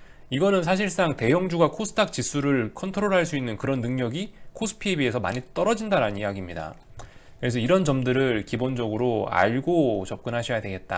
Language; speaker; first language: Korean; native; Korean